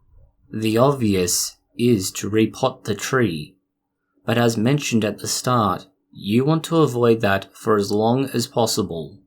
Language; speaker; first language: English; native; English